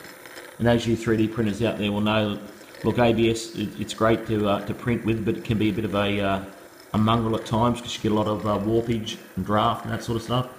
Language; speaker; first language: English; native; English